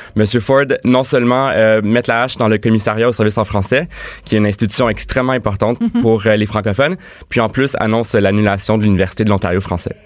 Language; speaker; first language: French; native; French